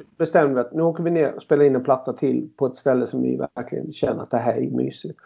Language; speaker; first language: Swedish; native; Swedish